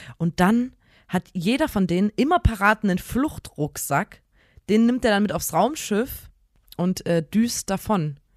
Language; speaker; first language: German; native; German